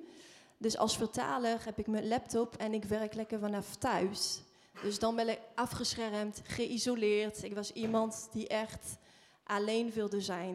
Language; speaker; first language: Dutch; non-native, fluent; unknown